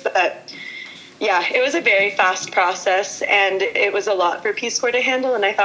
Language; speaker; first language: English; native; English